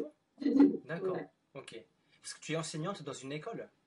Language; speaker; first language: French; non-native, fluent; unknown